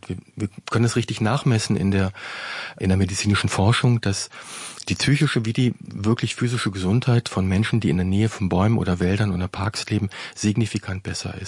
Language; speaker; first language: German; native; German